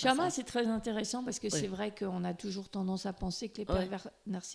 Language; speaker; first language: French; native; French